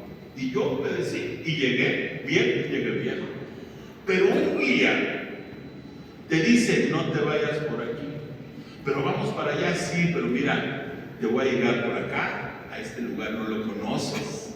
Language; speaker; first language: Spanish; native; Spanish